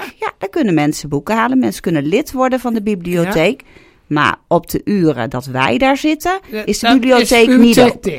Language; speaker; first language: Dutch; native; Dutch